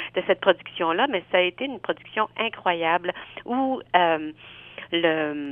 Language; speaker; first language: French; native; French